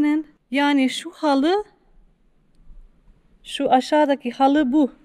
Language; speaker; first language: Turkish; non-native, fluent; Slovenian